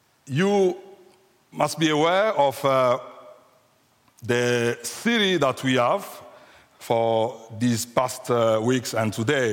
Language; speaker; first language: English; non-native, fluent; French